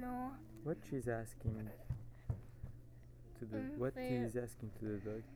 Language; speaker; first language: English; non-native, fluent; French